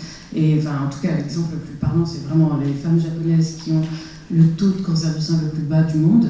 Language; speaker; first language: French; native; French